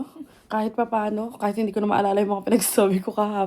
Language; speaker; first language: Filipino; native; Filipino